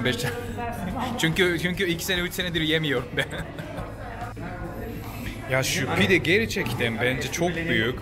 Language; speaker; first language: Turkish; non-native, fluent; Japanese